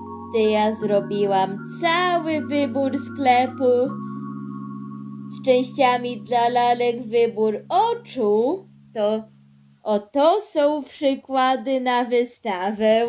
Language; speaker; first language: Polish; early bilingual, heritage; Polish